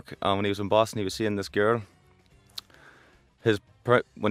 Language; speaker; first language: English; native; English